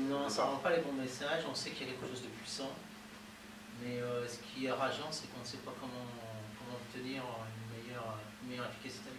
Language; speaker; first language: French; native; French